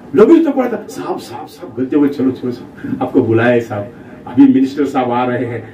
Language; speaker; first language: Hindi; non-native, local second language; Marathi